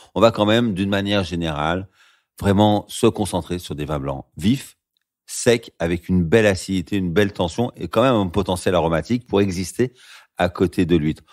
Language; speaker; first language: French; native; French